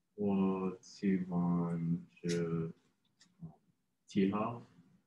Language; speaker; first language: Chinese; non-native, learner; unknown